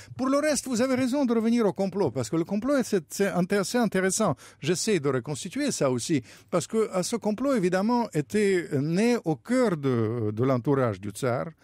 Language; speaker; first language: French; non-native, fluent; Russian